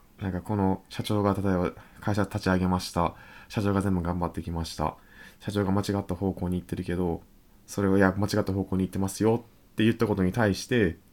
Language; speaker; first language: Japanese; native; Japanese